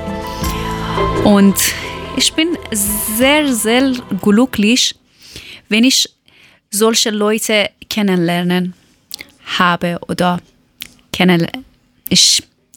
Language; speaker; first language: German; non-native, learner; Persian